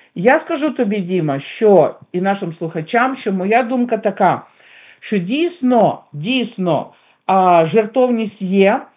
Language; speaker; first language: Ukrainian; native; Ukrainian